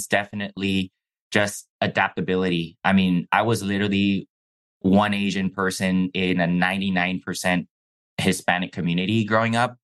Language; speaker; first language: English; non-native, fluent; Chinese